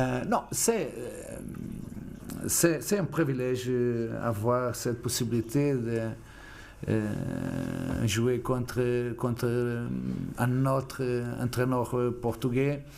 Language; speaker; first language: French; non-native, fluent; Portuguese